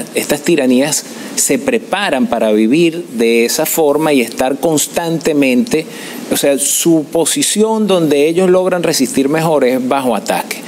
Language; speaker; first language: Spanish; native; Spanish